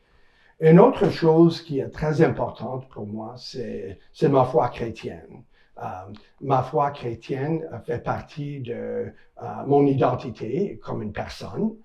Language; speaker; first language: French; non-native, local second language; English